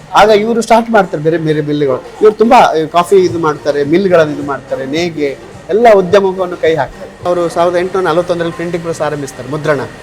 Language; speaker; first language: Kannada; native; Kannada